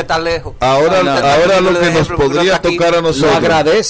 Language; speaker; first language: Spanish; native; Spanish